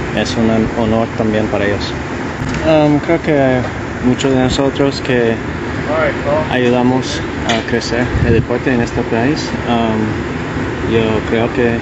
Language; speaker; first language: Spanish; non-native, learner; English